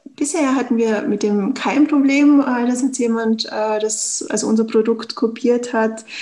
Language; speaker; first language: German; native; German